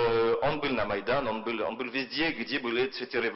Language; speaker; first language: Russian; non-native, fluent; French